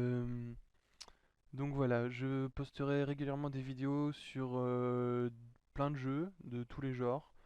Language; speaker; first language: French; native; French